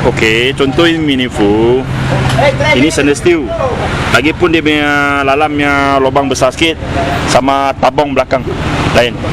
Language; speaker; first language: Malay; non-native, local second language; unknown